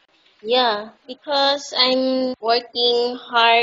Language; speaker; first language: English; non-native, learner; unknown